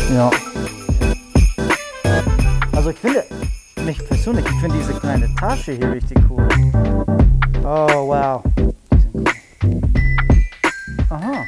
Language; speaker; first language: German; non-native, fluent; English